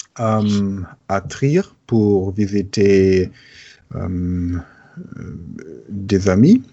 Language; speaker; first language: French; non-native, learner; German